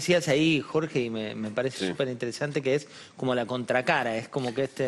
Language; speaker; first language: Spanish; native; Spanish